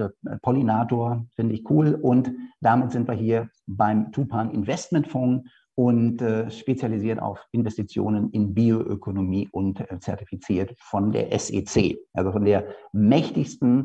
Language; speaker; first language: German; native; German